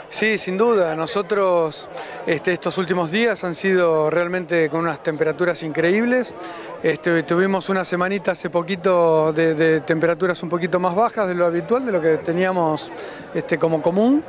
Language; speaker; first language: Spanish; native; Spanish